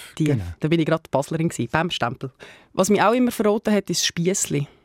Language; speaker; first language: Swiss German; native; Swiss German